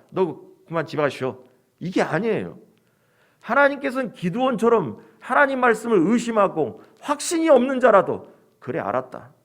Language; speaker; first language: Korean; native; Korean